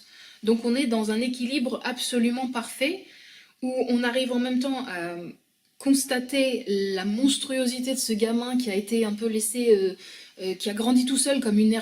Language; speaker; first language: French; native; French